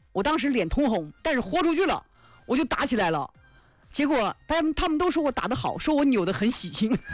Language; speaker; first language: Chinese; native; Chinese